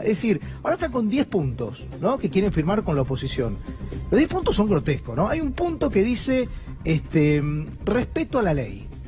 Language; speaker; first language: Spanish; native; Spanish